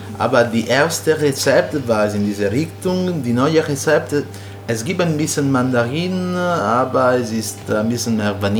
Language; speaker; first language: German; non-native, learner; Italian